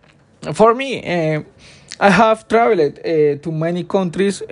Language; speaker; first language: English; non-native, learner; Spanish